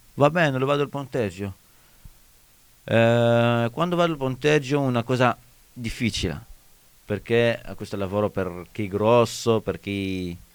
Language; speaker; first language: Italian; non-native, learner; Arabic